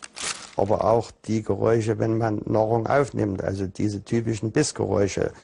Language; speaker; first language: German; native; German